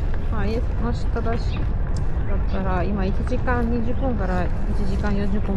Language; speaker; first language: Japanese; non-native, learner; Russian